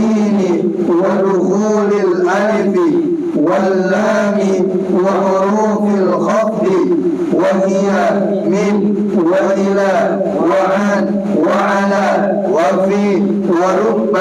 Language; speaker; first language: Arabic; non-native, learner; Indonesian